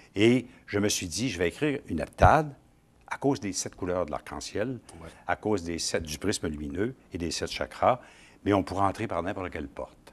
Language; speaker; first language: French; native; French